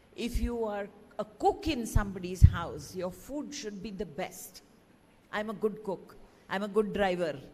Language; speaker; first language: English; non-native, local second language; Kannada